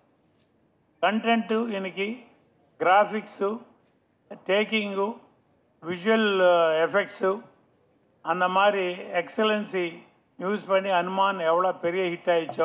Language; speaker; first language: Tamil; non-native, local second language; Telugu